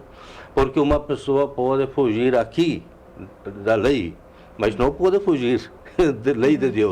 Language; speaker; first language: Portuguese; non-native, fluent; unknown